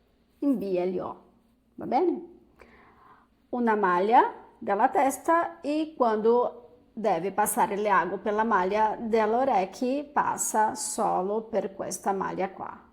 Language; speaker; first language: Italian; non-native, fluent; Portuguese